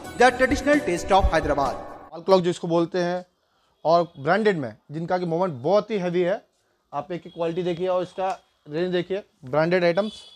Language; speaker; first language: Hindi; native; Hindi